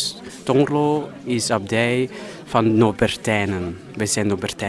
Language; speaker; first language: Dutch; non-native, fluent; Thai